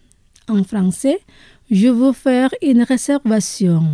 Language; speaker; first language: French; non-native, fluent; Indonesian